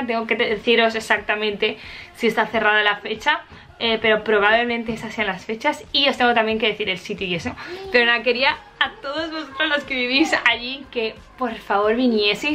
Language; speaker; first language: Spanish; native; Spanish